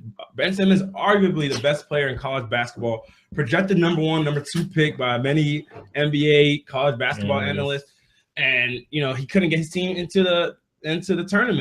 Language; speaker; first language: English; native; English